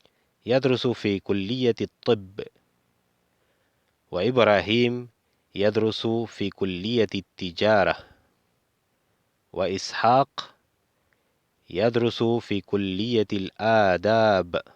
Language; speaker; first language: Arabic; non-native, fluent; Spanish